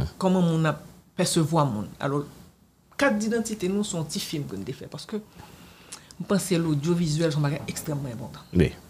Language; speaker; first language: French; non-native, local second language; Haitian Creole